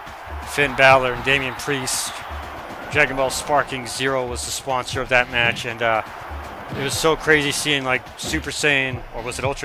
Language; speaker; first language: English; native; English